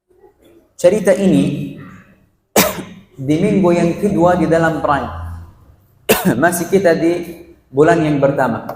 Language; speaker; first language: Indonesian; non-native, fluent; Arabic